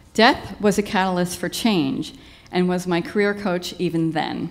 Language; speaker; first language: English; native; English